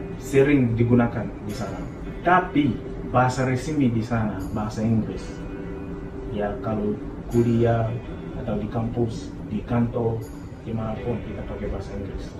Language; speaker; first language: Indonesian; non-native, fluent; Nyanja